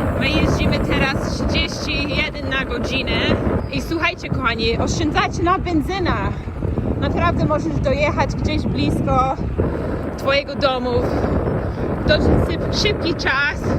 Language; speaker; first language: Polish; non-native, learner; English